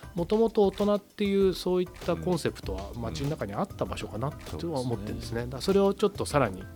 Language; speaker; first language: Japanese; native; Japanese